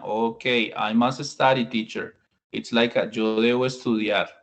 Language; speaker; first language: English; non-native, fluent; Spanish